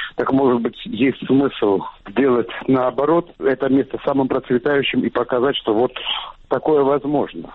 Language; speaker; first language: Russian; non-native, local second language; Georgian